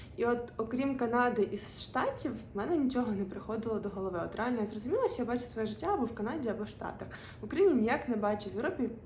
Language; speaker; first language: Ukrainian; non-native, local second language; Russian